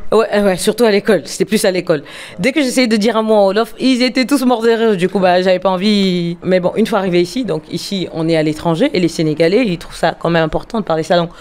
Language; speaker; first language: French; non-native, local second language; Lingala